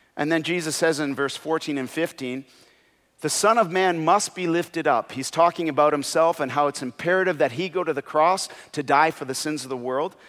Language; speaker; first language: English; native; English